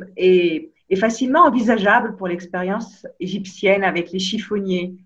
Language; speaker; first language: French; non-native, local second language; Arabic